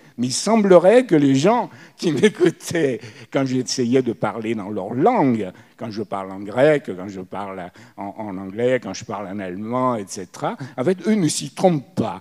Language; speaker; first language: French; early bilingual, other home language; Italian